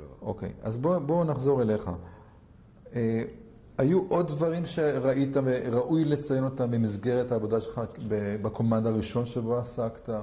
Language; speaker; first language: Hebrew; native; Hebrew